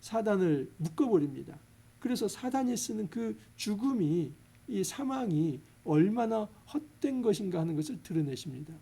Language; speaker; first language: Korean; native; Korean